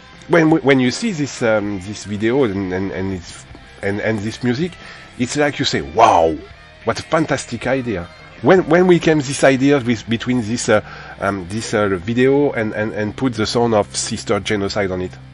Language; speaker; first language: English; non-native, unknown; French